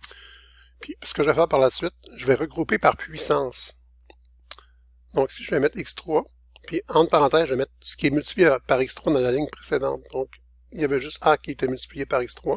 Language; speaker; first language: French; native; French